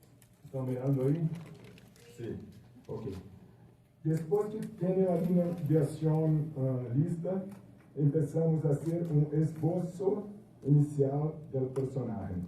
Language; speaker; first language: Spanish; non-native, fluent; Portuguese